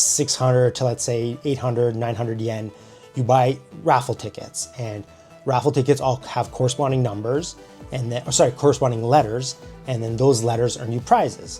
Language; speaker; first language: English; native; English